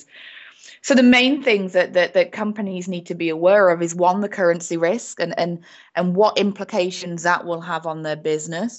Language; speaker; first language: English; native; English